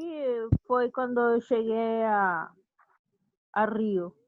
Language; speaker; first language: Portuguese; non-native, learner; Spanish